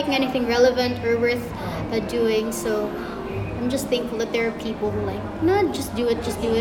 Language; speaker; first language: English; non-native, local second language; Filipino